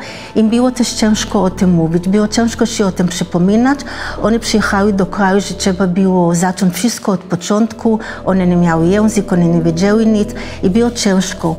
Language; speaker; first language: Polish; early bilingual, heritage; Hebrew